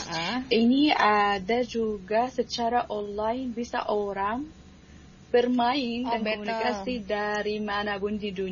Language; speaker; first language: Indonesian; non-native, fluent; Arabic